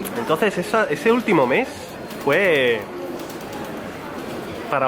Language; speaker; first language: Spanish; native; Spanish